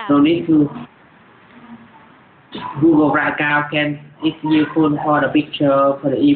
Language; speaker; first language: English; non-native, learner; Vietnamese